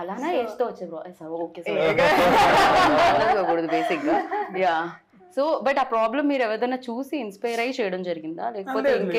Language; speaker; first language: Telugu; native; Telugu